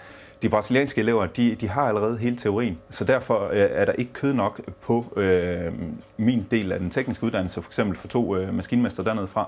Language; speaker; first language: Danish; native; Danish